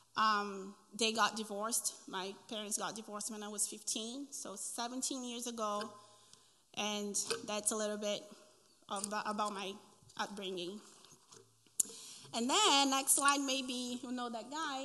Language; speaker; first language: English; non-native, fluent; Portuguese